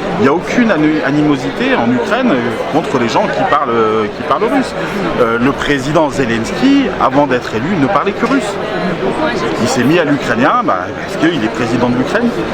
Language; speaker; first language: French; native; French